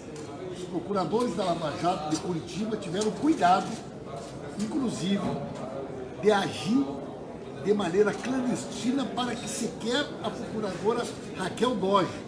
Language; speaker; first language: Portuguese; native; Portuguese